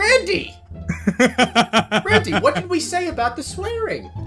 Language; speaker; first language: English; native; English